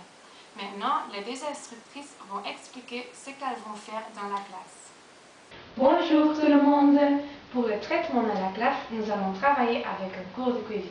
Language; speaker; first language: French; non-native, learner; Dutch